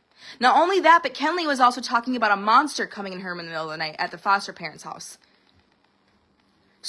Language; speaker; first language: English; native; English